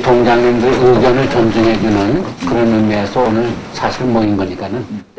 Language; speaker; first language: Korean; native; Korean